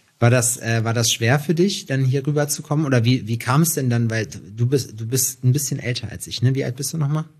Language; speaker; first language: German; native; German